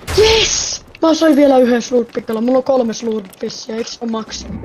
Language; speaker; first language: Finnish; native; Finnish